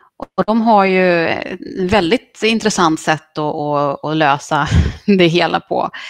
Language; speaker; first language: Swedish; early bilingual, other home language; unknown